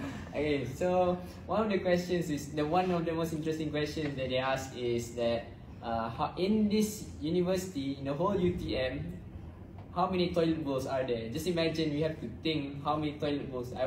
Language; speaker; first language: English; non-native, local second language; Malay